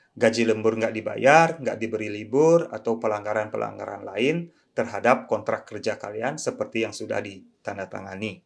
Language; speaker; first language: Indonesian; early bilingual, other home language; Japanese